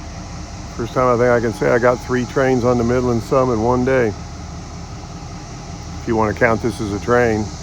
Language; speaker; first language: English; native; English